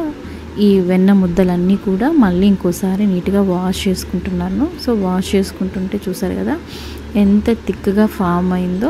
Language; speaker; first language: Telugu; native; Telugu